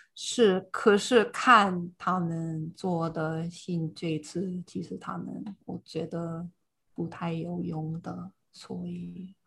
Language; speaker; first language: Chinese; non-native, fluent; English